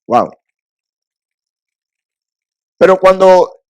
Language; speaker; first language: Spanish; native; Spanish